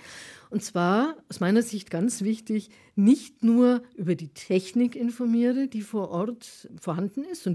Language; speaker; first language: German; native; German